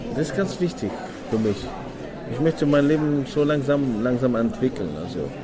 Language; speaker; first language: German; non-native, fluent; Arabic